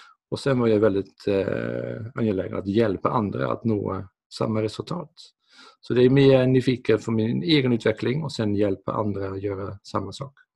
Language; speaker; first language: Swedish; non-native, fluent; Dutch